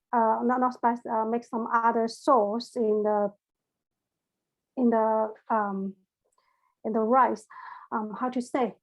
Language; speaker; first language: English; non-native, learner; Chinese